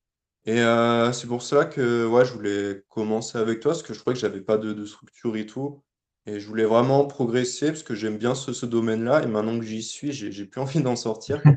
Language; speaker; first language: French; native; French